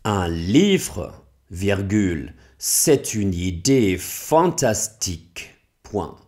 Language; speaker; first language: French; non-native, fluent; German